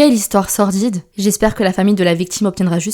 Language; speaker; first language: French; native; French